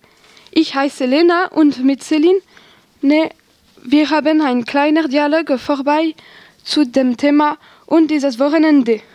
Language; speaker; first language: German; non-native, learner; French